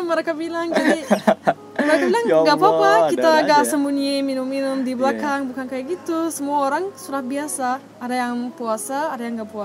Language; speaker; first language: Indonesian; non-native, fluent; Turkish